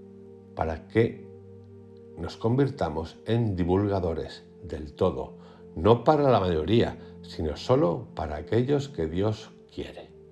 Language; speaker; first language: Spanish; native; Spanish